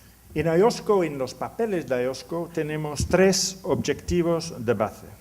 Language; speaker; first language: Spanish; non-native, learner; English